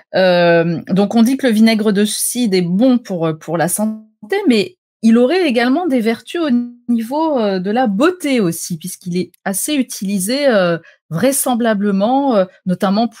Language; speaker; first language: French; native; French